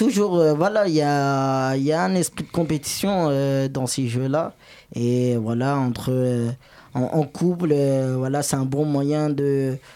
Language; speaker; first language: French; native; French